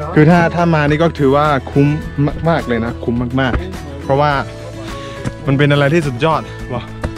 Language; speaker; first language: Thai; non-native, local second language; Karen languages